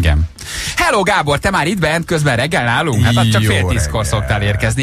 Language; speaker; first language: Hungarian; native; Hungarian